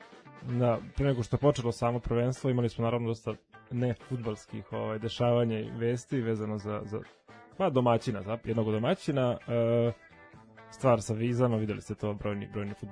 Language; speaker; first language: Serbian; native; Serbian